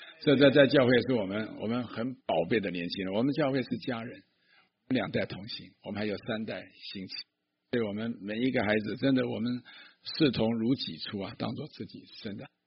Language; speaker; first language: Chinese; native; Chinese